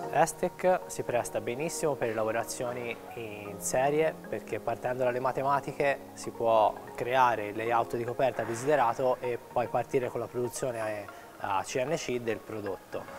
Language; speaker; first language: Italian; native; Italian